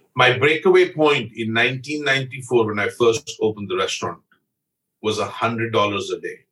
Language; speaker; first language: English; non-native, local second language; Punjabi